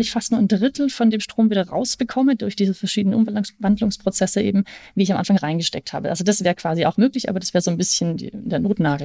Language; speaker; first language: German; native; German